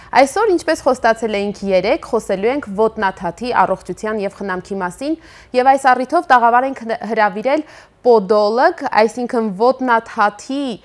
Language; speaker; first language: Armenian; native; Armenian